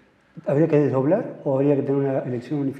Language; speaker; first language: Spanish; native; Spanish